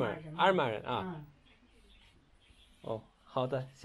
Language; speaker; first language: Chinese; non-native, learner; Turkish